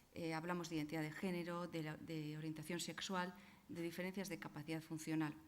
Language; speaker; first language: Spanish; non-native, local second language; Basque